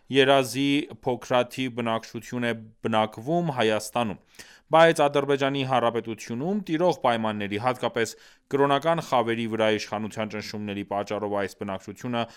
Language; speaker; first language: Armenian; early bilingual, heritage; Armenian